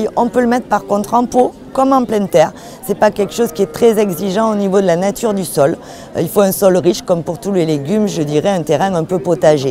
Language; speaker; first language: French; native; French